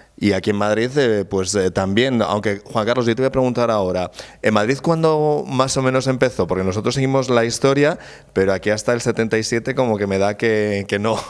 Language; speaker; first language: Spanish; native; Spanish